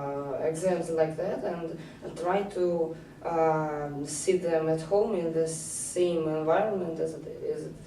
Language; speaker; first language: English; non-native, learner; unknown